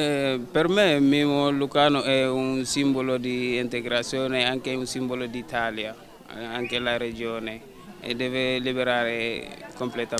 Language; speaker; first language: Italian; non-native, fluent; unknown